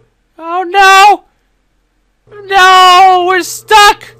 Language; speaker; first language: English; native; English